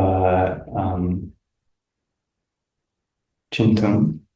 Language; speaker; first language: Vietnamese; non-native, learner; English